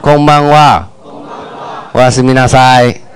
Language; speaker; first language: Japanese; non-native, fluent; Chinese